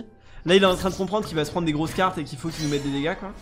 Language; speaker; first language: French; native; French